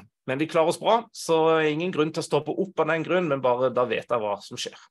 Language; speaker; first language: Norwegian; native; Norwegian